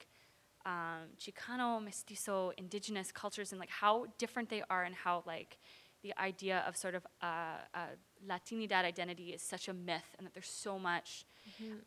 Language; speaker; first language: English; native; English